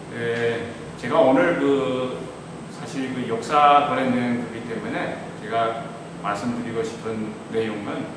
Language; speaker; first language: Korean; non-native, fluent; Chinese